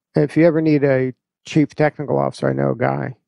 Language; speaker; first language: English; native; English